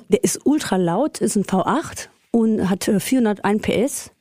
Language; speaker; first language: German; early bilingual, other home language; Greek